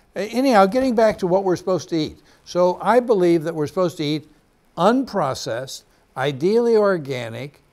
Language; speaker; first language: English; native; English